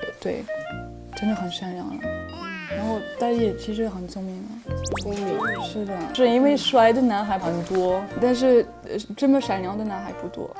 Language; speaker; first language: Chinese; non-native, fluent; French